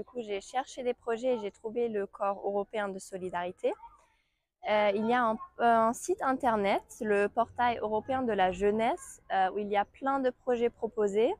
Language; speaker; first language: French; non-native, fluent; German